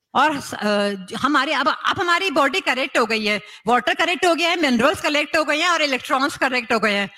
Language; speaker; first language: Hindi; native; Hindi